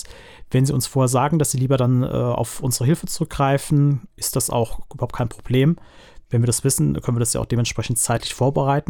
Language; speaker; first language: German; native; German